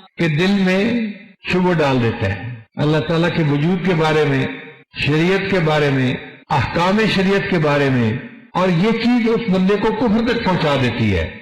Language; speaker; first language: Urdu; non-native, local second language; Punjabi